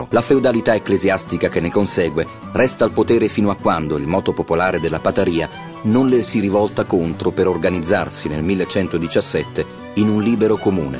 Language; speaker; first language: Italian; native; Italian